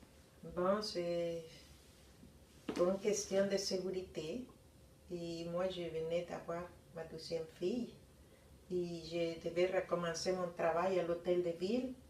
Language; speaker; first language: French; non-native, fluent; Spanish